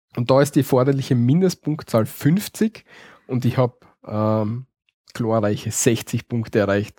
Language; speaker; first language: German; native; German